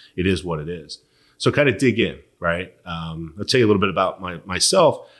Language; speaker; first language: English; native; English